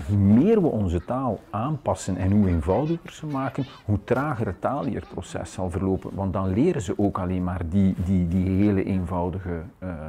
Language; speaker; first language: Dutch; native; Dutch